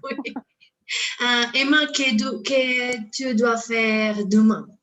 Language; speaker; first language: French; non-native, learner; Spanish